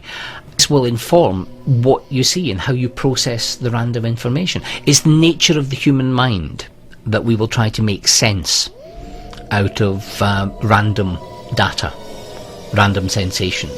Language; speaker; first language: English; native; English